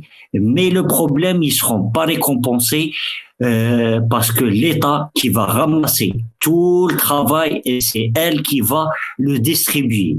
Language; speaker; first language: French; early bilingual, other home language; Arabic